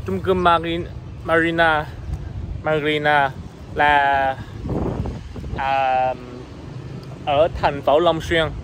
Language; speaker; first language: Vietnamese; non-native, learner; English